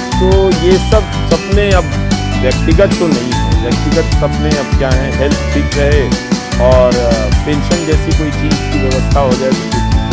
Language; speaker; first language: Hindi; non-native, local second language; Bhojpuri